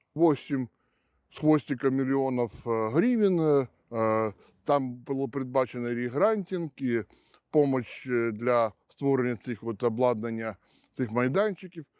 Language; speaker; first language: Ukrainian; native; Ukrainian